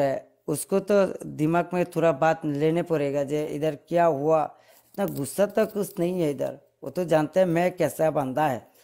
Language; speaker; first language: Hindi; non-native, learner; Bangla